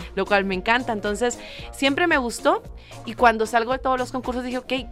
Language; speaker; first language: Spanish; native; Spanish